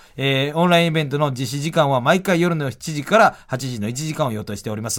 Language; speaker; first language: Japanese; native; Japanese